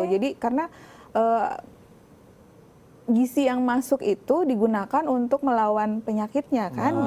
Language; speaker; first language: Indonesian; native; Indonesian